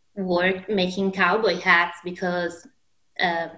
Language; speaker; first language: English; non-native, fluent; Italian